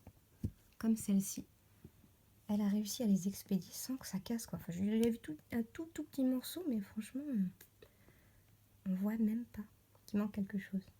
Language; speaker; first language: French; native; French